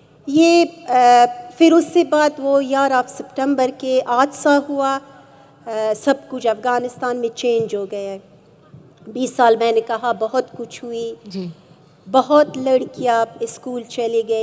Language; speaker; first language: Hindi; non-native, fluent; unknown